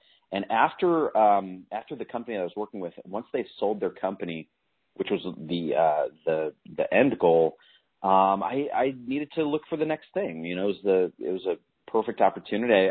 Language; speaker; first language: English; native; English